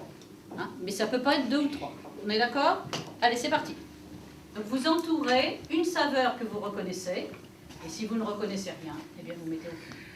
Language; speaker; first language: French; native; French